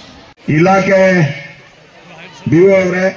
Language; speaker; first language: Kannada; non-native, local second language; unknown